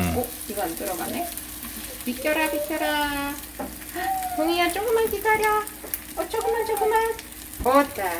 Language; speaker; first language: Korean; non-native, fluent; Russian